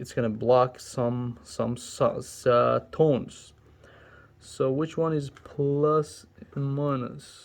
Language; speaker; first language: English; non-native, local second language; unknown